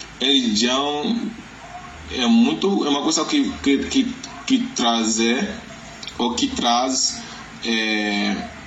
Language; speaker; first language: Portuguese; non-native, learner; Yoruba